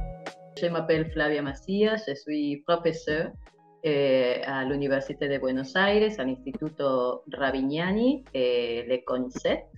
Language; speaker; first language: French; non-native, fluent; Spanish